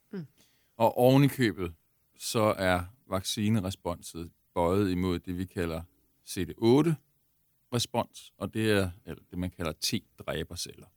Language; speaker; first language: Danish; native; Danish